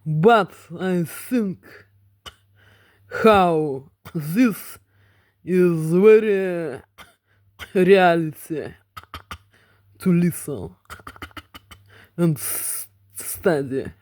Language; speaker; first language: English; non-native, learner; Russian